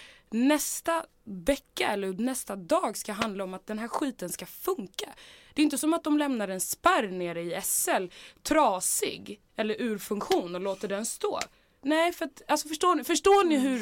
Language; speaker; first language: Swedish; native; Swedish